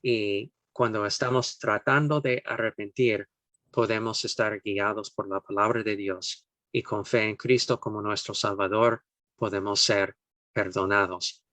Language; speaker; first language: Spanish; non-native, fluent; English